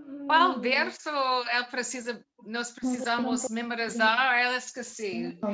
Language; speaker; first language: Portuguese; non-native, learner; English